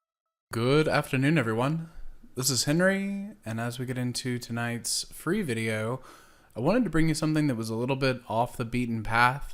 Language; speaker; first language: English; native; English